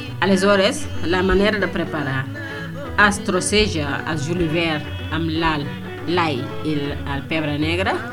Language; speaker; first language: Catalan; non-native, fluent; Wolof